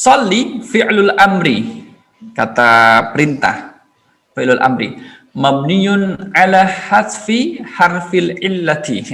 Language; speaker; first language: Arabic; non-native, fluent; Indonesian